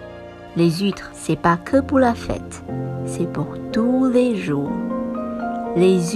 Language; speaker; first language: French; non-native, fluent; Chinese